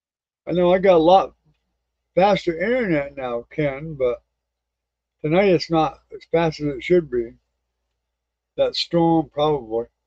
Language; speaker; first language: English; native; English